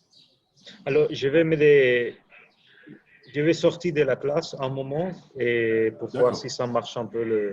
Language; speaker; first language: French; non-native, fluent; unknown